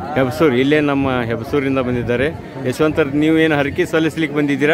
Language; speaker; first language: Kannada; native; Kannada